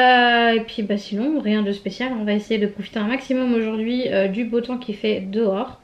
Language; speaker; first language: French; native; French